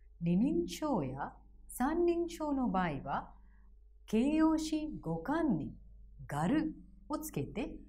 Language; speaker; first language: Japanese; non-native, fluent; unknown